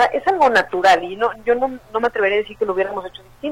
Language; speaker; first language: Spanish; native; Spanish